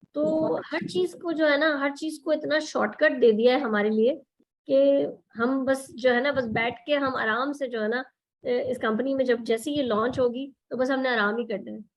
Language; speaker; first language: Urdu; native; Urdu